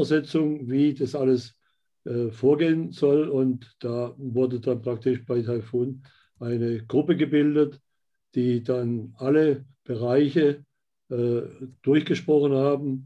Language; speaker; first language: German; native; German